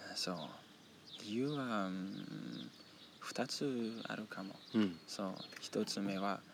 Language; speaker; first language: Japanese; non-native, learner; Danish